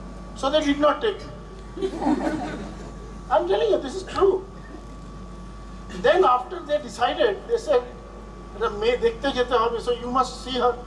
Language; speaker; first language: English; non-native, local second language; Bangla